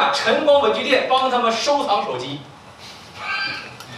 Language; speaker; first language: Chinese; native; Chinese